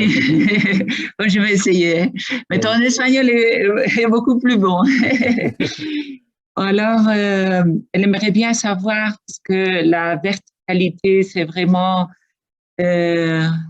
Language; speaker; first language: French; non-native, fluent; Spanish